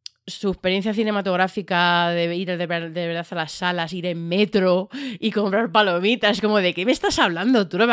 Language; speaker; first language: Spanish; native; Spanish